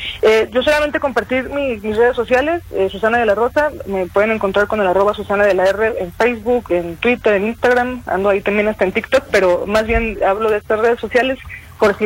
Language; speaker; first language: Spanish; native; Spanish